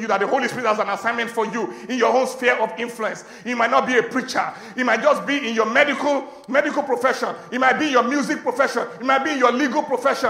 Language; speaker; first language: English; non-native, local second language; Yoruba